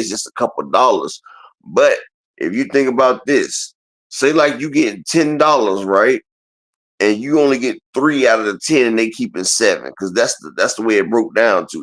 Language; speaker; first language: English; native; English